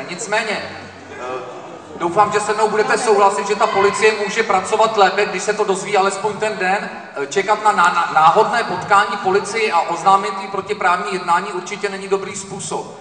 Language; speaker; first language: Czech; native; Czech